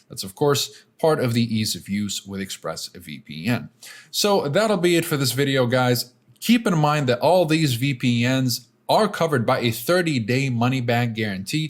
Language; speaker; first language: English; native; English